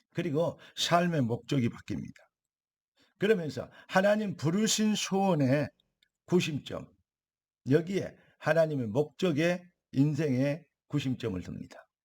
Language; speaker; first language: Korean; native; Korean